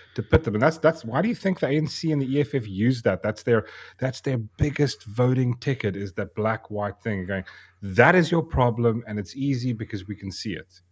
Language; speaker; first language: English; native; English